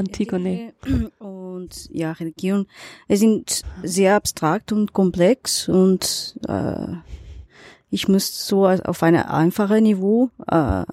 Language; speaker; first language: German; non-native, learner; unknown